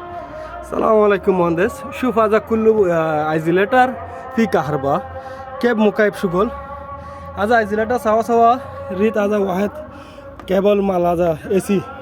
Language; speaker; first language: Arabic; non-native, learner; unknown